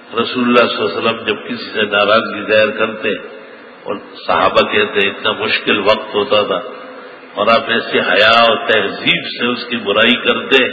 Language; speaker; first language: Urdu; non-native, local second language; Pashto